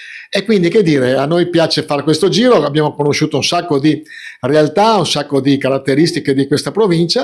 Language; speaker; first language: Italian; native; Italian